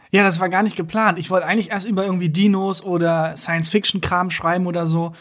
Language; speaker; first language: German; native; German